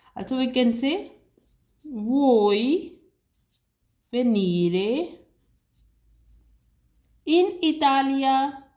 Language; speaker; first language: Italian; non-native, learner; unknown